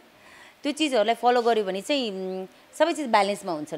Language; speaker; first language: Nepali; native; Nepali